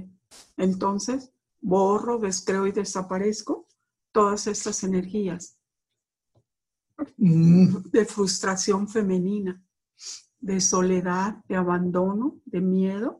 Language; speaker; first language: Spanish; native; Spanish